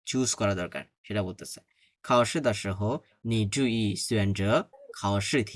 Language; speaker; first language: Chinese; non-native, fluent; Bangla